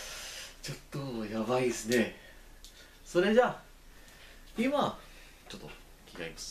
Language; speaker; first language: Japanese; non-native, learner; English